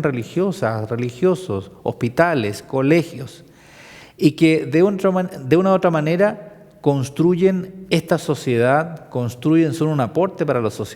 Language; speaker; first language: Spanish; native; Spanish